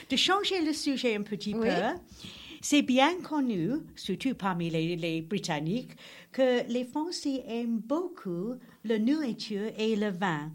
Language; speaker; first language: French; non-native, learner; English